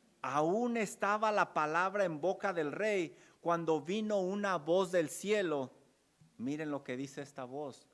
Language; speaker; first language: Spanish; native; Spanish